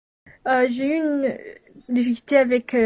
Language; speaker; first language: French; non-native, fluent; English